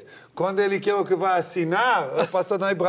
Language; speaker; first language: Portuguese; non-native, learner; Hebrew